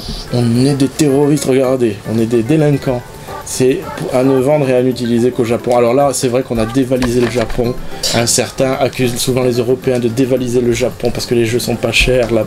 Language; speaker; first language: French; native; French